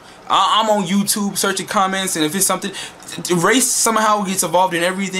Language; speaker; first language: English; native; English